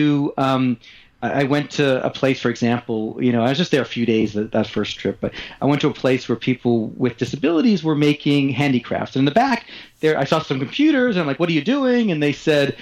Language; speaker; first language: English; native; English